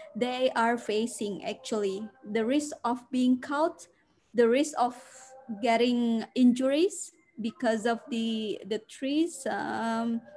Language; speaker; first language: English; non-native, fluent; Indonesian